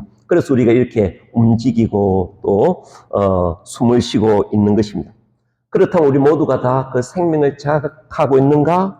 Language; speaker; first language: Korean; native; Korean